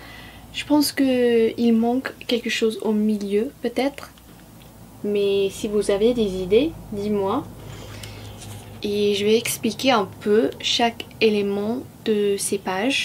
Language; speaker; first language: French; non-native, fluent; English